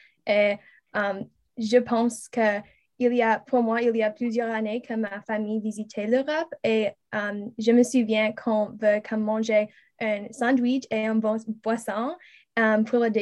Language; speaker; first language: French; non-native, learner; English